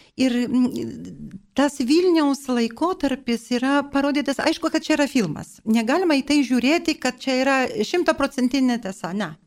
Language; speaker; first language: Lithuanian; non-native, local second language; Polish